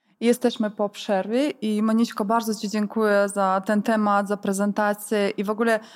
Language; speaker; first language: Polish; non-native, fluent; Ukrainian